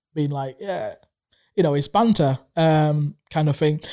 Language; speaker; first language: English; non-native, local second language; Swahili